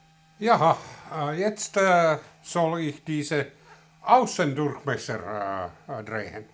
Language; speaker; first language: German; non-native, learner; Finnish